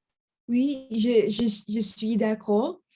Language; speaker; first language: French; non-native, learner; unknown